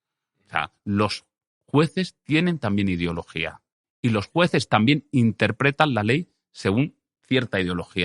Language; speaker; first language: Spanish; native; Spanish